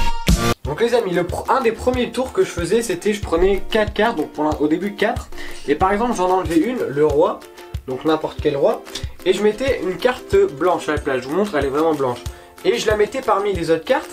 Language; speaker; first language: French; native; French